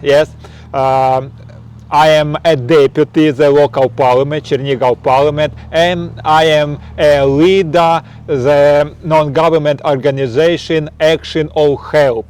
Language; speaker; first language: English; non-native, learner; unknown